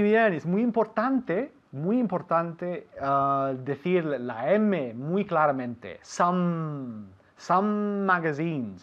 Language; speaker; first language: Spanish; non-native, fluent; English